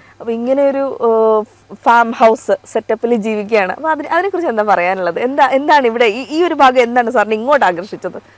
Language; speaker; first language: Malayalam; native; Malayalam